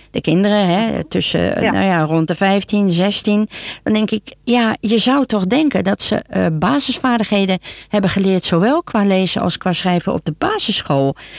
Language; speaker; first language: Dutch; native; Dutch